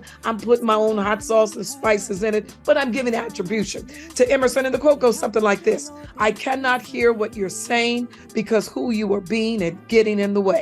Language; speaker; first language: English; native; English